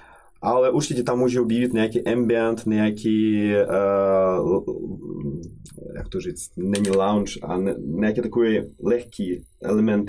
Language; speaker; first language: Czech; non-native, learner; Russian